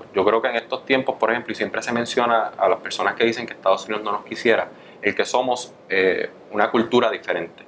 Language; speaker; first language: Spanish; native; Spanish